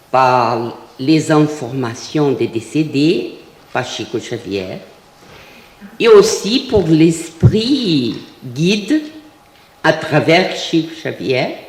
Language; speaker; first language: French; non-native, fluent; Portuguese